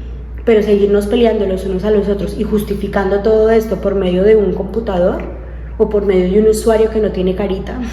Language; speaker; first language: Spanish; native; Spanish